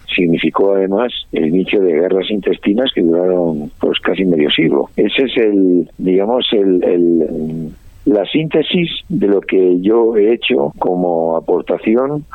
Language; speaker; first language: Spanish; native; Spanish